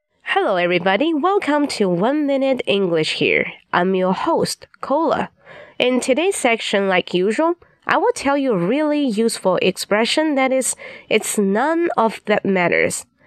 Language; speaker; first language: English; non-native, fluent; Chinese